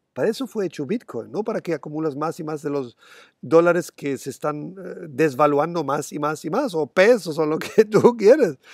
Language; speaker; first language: Spanish; non-native, fluent; German